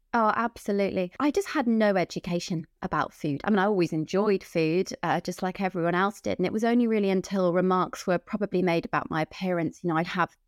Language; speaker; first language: English; native; English